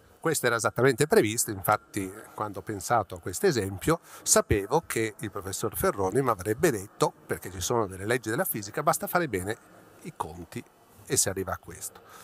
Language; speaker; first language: Italian; native; Italian